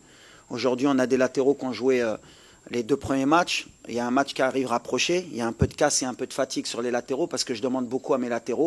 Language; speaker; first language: French; native; French